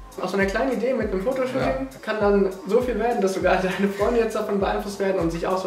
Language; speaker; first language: German; native; German